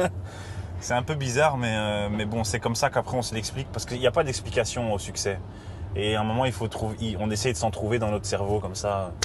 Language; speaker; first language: French; native; French